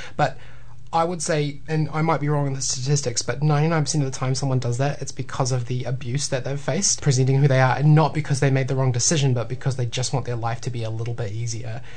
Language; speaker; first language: English; native; English